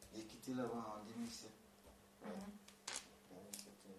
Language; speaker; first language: French; non-native, learner; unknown